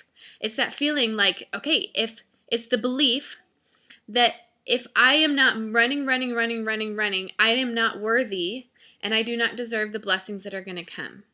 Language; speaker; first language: English; native; English